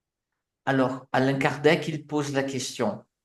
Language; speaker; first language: French; non-native, fluent; Portuguese